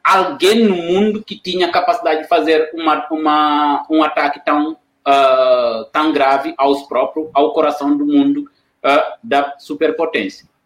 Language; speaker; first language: Portuguese; non-native, fluent; Wolof